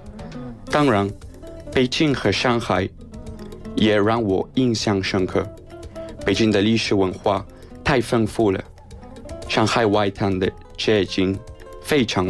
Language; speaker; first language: Chinese; non-native, fluent; Spanish